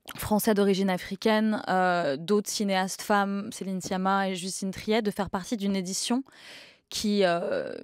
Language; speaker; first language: French; native; French